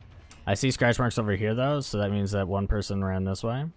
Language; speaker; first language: English; native; English